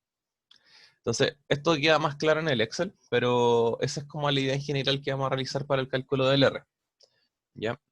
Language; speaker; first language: Spanish; native; Spanish